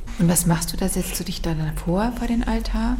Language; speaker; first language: German; native; German